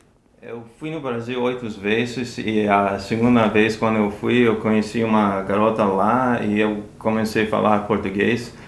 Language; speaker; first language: Portuguese; non-native, fluent; English